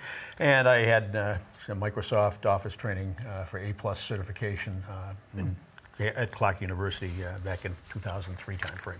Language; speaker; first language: English; native; English